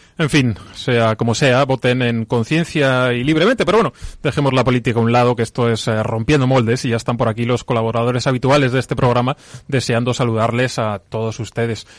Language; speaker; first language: Spanish; native; Spanish